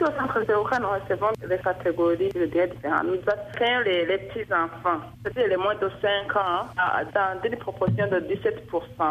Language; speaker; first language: French; non-native, local second language; Rundi